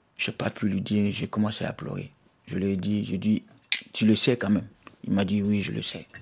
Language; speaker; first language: French; non-native, local second language; Bambara